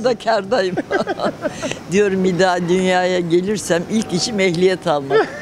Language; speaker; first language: Turkish; native; Turkish